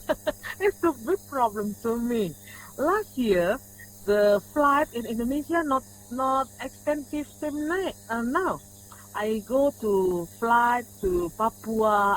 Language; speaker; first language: English; non-native, learner; Indonesian